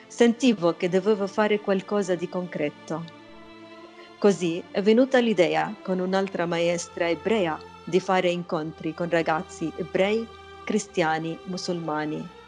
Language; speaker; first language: Italian; non-native, fluent; Arabic